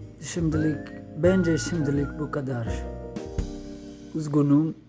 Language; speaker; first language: Turkish; non-native, learner; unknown